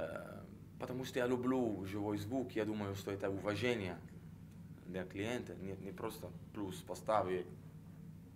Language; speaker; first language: Russian; non-native, learner; Italian